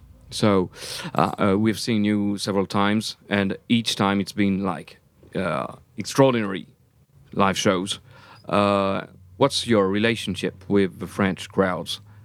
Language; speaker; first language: English; non-native, fluent; French